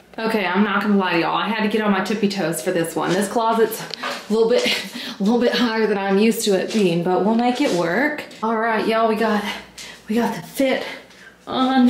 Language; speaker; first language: English; native; English